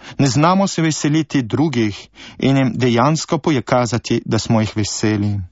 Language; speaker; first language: Slovenian; early bilingual, heritage; Slovenian